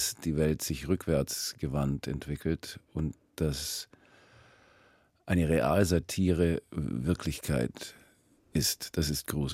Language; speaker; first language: German; early bilingual, heritage; German